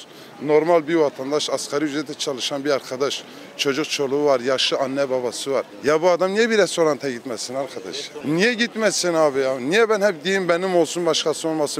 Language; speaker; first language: Turkish; native; Turkish